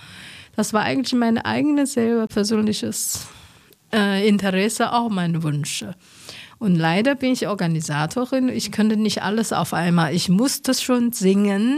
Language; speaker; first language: German; non-native, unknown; Chinese